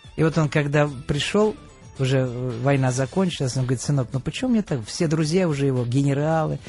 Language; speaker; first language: Russian; native; Russian